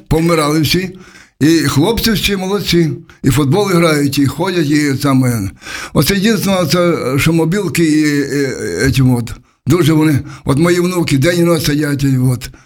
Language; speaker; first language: Ukrainian; native; Ukrainian